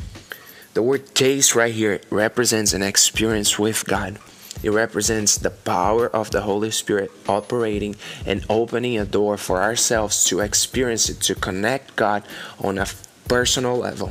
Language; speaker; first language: English; non-native, fluent; Portuguese